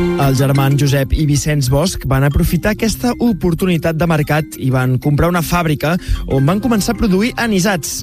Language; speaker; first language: Catalan; native; Catalan